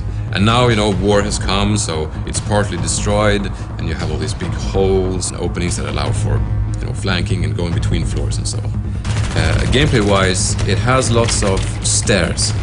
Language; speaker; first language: English; non-native, fluent; Swedish